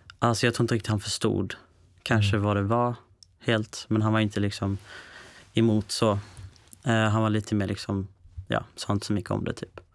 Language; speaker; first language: Swedish; native; Swedish